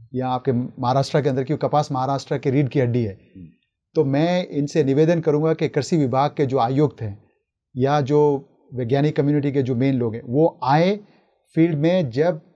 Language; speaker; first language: Hindi; native; Hindi